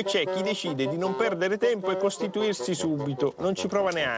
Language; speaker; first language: Italian; native; Italian